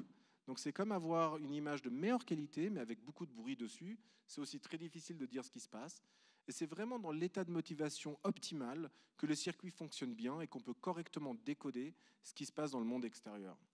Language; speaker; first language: French; native; French